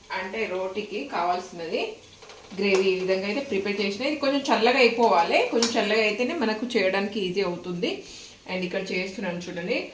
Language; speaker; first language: Telugu; native; Telugu